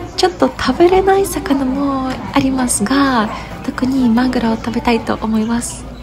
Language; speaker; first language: Japanese; non-native, fluent; Russian